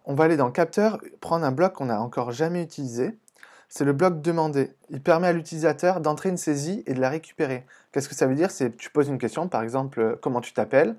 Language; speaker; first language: French; native; French